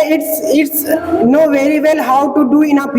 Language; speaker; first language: English; non-native, learner; Hindi